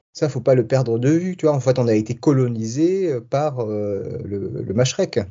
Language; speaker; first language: French; early bilingual, other home language; Tachelhit